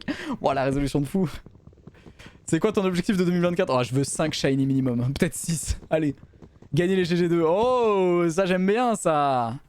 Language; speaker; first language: French; native; French